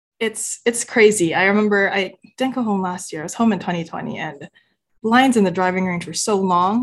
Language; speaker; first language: English; non-native, local second language; Filipino